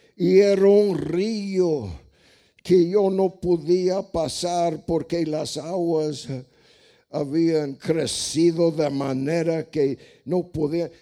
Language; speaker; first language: Spanish; non-native, fluent; English